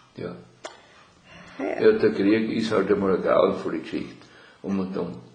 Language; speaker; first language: German; native; German